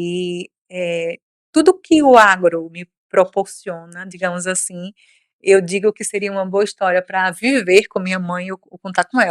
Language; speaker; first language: Portuguese; native; Portuguese